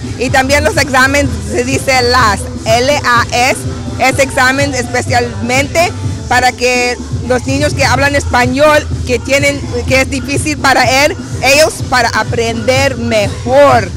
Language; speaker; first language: Spanish; early bilingual, heritage; Spanish